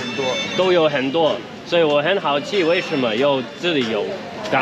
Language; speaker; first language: Chinese; non-native, learner; English